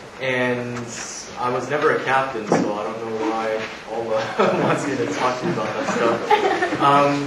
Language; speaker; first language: English; native; English